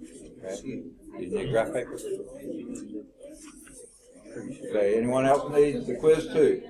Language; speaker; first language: English; native; English